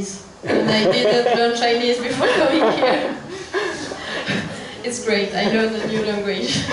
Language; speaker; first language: English; non-native, fluent; French